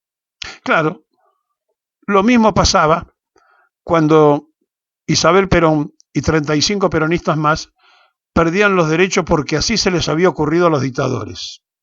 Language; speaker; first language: Spanish; native; Spanish